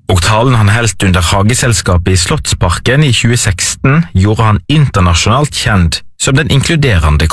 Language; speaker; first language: Norwegian; native; Norwegian